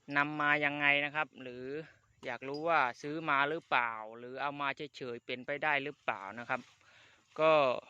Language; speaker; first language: Thai; non-native, local second language; Khmer